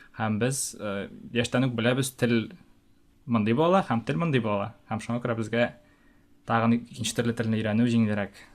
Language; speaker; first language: Tatar; native; Tatar